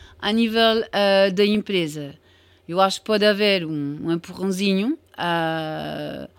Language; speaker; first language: Portuguese; non-native, fluent; French